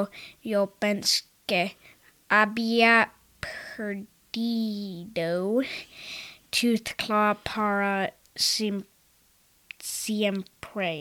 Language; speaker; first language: Spanish; non-native, learner; English